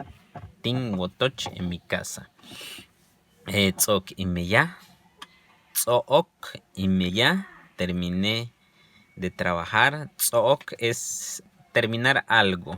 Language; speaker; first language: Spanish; non-native, local second language; Yucateco